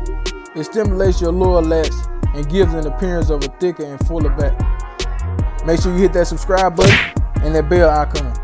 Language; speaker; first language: English; native; English